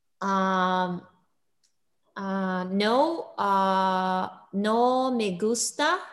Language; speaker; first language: Spanish; non-native, learner; English